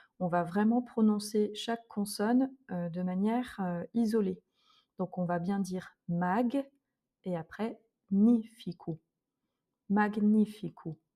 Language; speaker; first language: French; native; French